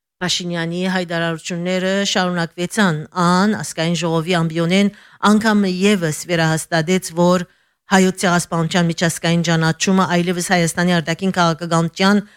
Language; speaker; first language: Armenian; early bilingual, heritage; Armenian